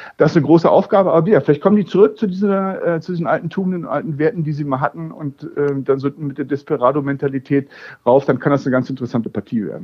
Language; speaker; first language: German; native; German